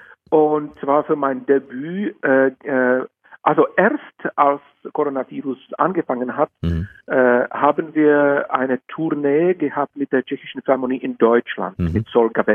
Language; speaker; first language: German; non-native, fluent; Czech